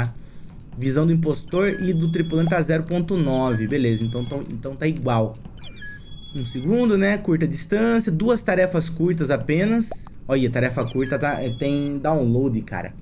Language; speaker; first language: Portuguese; native; Portuguese